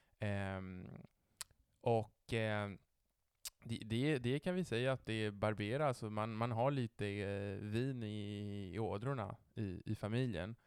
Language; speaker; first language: Swedish; non-native, fluent; Italian